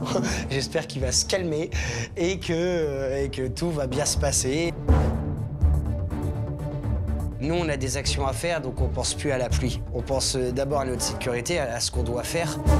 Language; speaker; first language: French; native; French